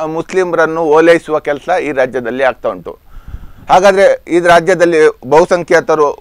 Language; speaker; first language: Kannada; native; Kannada